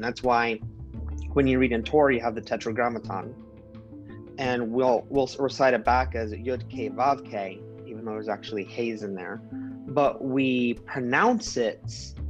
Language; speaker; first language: English; native; English